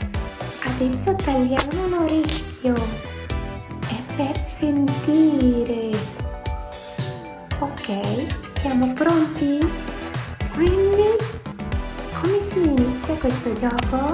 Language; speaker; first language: Italian; non-native, fluent; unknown